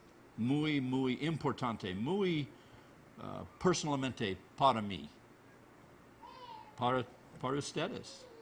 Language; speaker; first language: Spanish; non-native, learner; English